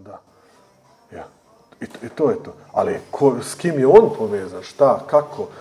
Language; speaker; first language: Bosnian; early bilingual, heritage; Bosnian